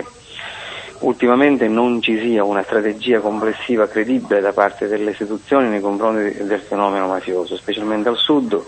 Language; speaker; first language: Italian; native; Italian